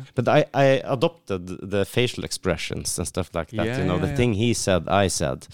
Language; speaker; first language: English; non-native, fluent; Norwegian